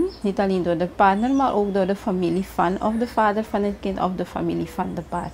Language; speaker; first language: Dutch; native; Dutch